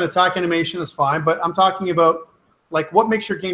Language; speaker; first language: English; native; English